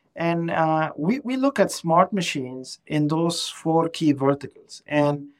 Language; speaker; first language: English; non-native, fluent; Arabic